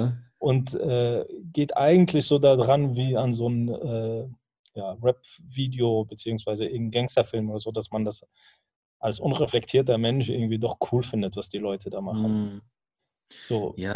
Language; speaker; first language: German; native; German